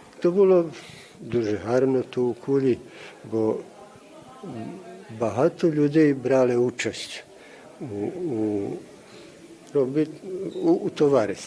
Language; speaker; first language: Ukrainian; early bilingual, heritage; Ukrainian